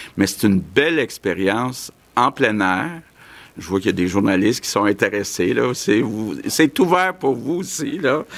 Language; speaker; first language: French; native; French